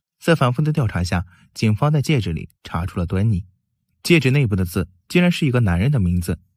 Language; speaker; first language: Chinese; native; Chinese